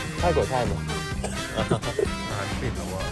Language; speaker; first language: Korean; non-native, learner; Thai